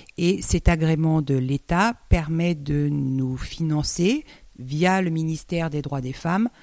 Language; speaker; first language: French; native; French